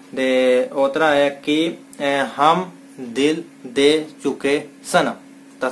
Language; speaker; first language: Portuguese; non-native, learner; Hindi